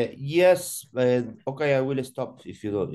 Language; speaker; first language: English; non-native, learner; Spanish